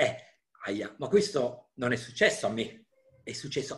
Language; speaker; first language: Italian; native; Italian